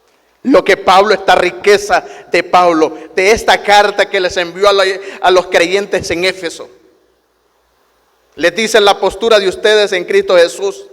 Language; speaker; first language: Spanish; native; Spanish